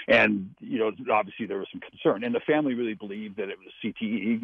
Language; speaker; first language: English; native; English